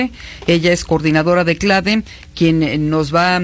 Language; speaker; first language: Spanish; native; Spanish